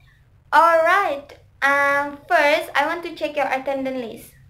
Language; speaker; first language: English; non-native, learner; Indonesian